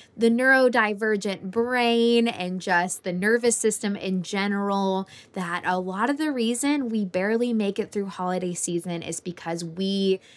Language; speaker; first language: English; native; English